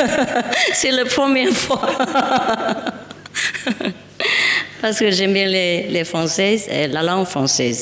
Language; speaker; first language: French; non-native, learner; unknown